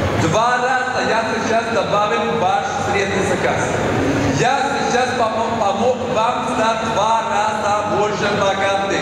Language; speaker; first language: Russian; non-native, fluent; Swedish